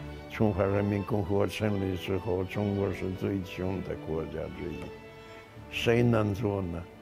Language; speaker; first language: Chinese; non-native, fluent; Polish